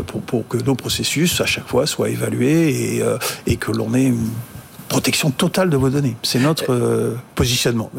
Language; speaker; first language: French; native; French